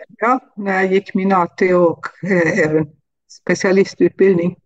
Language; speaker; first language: Swedish; non-native, fluent; German